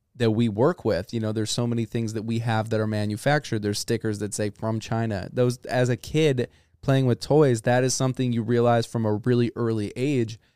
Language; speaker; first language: English; early bilingual, other home language; Italian